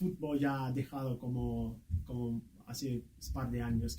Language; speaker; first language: Spanish; non-native, fluent; Portuguese